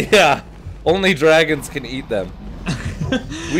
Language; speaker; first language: English; native; English